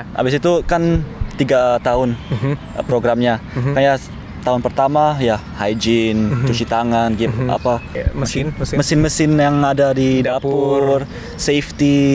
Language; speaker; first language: Indonesian; early bilingual, heritage; Indonesian